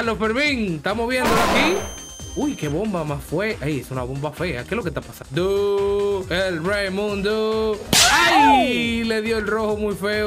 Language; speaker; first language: Spanish; native; Spanish